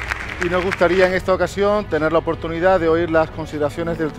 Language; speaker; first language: Spanish; native; Spanish